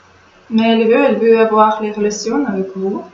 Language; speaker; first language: French; non-native, fluent; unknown